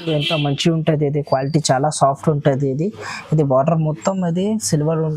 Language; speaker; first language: Telugu; non-native, local second language; Urdu